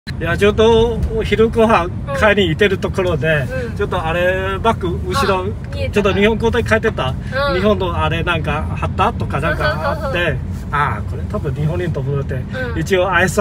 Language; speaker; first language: Japanese; non-native, fluent; Chinese